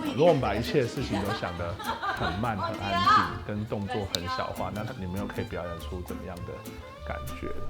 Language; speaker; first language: Chinese; native; Chinese